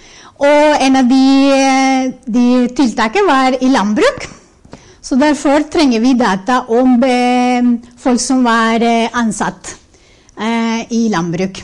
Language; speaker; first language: Norwegian; non-native, fluent; Spanish